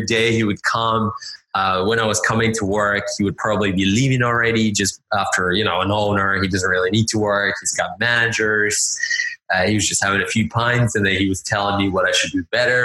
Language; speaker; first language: English; non-native, fluent; Lithuanian